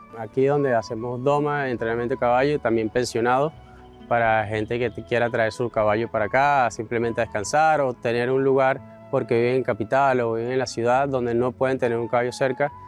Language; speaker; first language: Spanish; native; Spanish